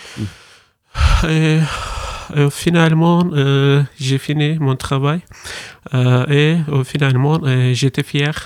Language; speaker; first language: French; non-native, learner; Turkish